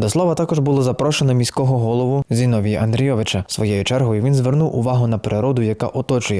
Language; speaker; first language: Ukrainian; native; Ukrainian